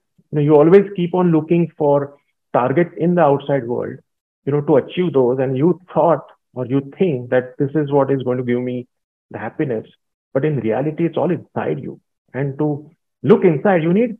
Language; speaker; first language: English; non-native, local second language; Marathi